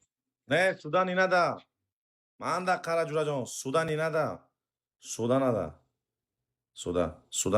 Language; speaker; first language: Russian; non-native, learner; Uzbek